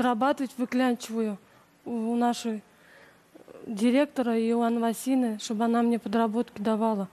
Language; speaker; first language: Russian; native; Russian